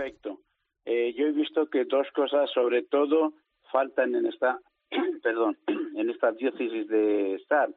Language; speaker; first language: Spanish; native; Spanish